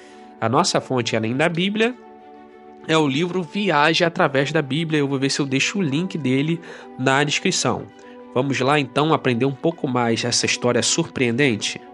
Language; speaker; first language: Portuguese; native; Portuguese